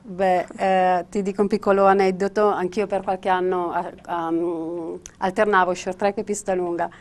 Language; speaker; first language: Italian; native; Italian